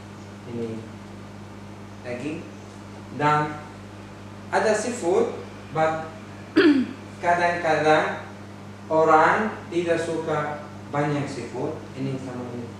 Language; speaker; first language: Indonesian; non-native, learner; Arabic